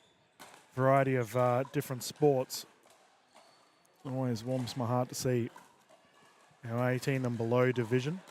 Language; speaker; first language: English; native; English